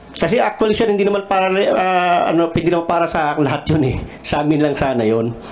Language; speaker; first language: Filipino; non-native, local second language; Cebuano